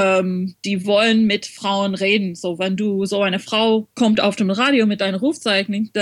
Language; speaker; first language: German; non-native, learner; French